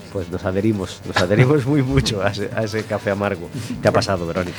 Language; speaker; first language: Spanish; native; Spanish